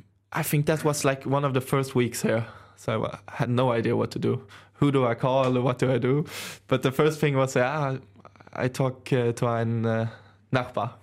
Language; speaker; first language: English; non-native, fluent; Swedish